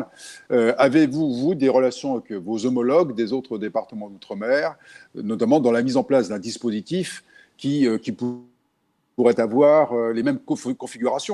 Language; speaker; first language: French; native; French